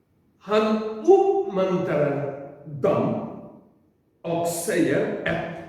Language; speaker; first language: Swedish; non-native, learner; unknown